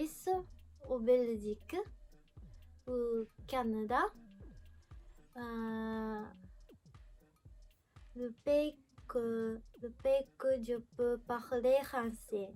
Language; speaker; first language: French; non-native, learner; Japanese